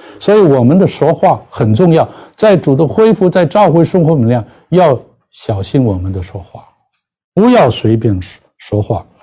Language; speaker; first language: Chinese; non-native, local second language; Cantonese